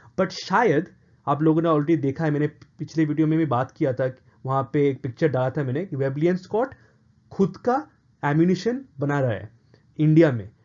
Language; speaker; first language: Hindi; non-native, local second language; Bangla